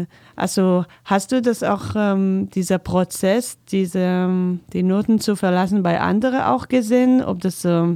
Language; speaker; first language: German; non-native, fluent; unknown